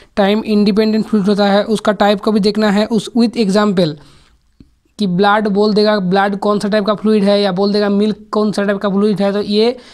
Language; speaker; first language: Hindi; non-native, local second language; Bangla